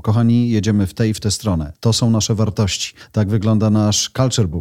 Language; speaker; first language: Polish; native; Polish